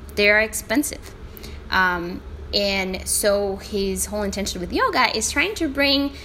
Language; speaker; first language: English; non-native, fluent; Spanish